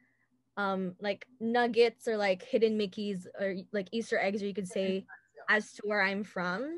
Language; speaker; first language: English; native; English